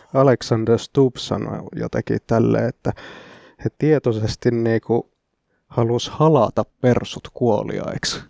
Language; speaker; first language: Finnish; native; Finnish